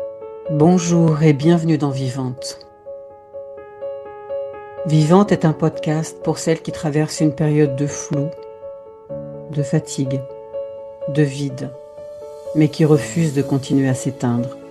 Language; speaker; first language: French; native; French